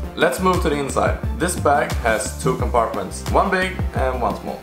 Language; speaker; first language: English; non-native, fluent; Swedish